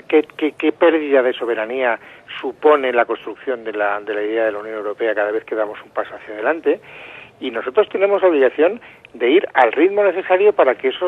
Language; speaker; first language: Spanish; native; Spanish